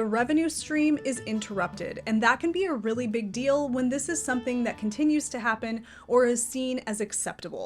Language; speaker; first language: English; native; English